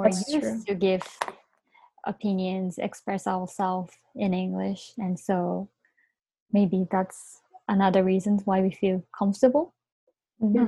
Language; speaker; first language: English; non-native, fluent; Japanese